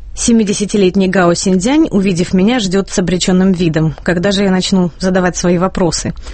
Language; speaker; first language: Russian; native; Russian